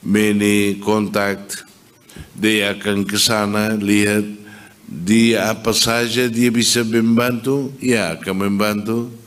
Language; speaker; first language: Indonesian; non-native, fluent; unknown